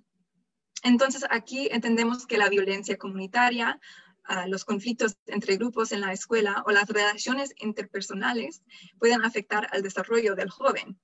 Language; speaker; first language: Spanish; non-native, fluent; English